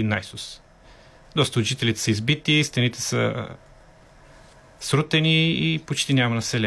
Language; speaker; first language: Bulgarian; native; Bulgarian